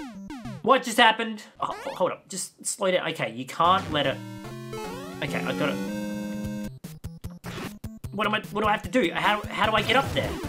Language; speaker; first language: English; native; English